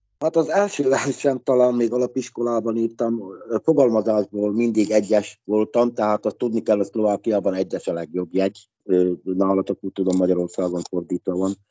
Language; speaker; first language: Hungarian; native; Hungarian